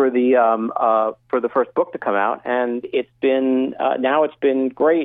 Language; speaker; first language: English; native; English